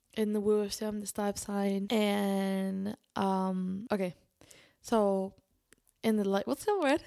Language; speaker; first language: English; non-native, fluent; Spanish